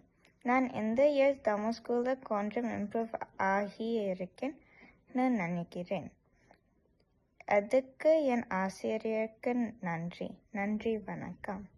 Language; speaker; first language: Tamil; early bilingual, heritage; Tamil